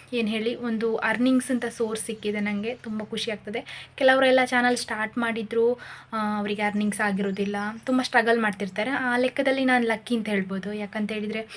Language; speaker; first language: Kannada; native; Kannada